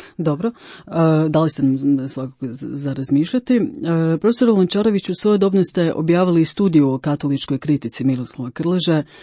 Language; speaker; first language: Croatian; native; Croatian